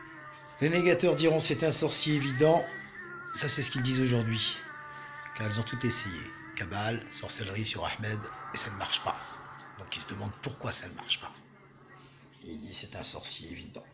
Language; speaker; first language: French; native; French